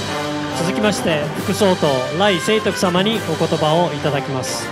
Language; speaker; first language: Japanese; native; Japanese